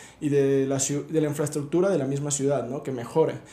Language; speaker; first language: Spanish; native; Spanish